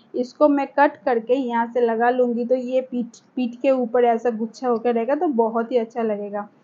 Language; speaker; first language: Hindi; non-native, local second language; Bangla